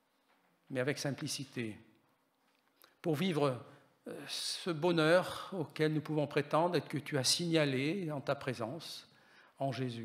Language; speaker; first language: French; native; French